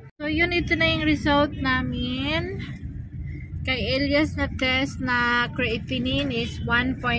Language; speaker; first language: Filipino; non-native, local second language; Cebuano